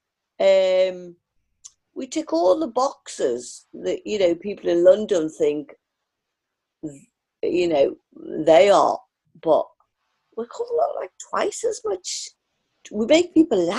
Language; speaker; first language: English; native; English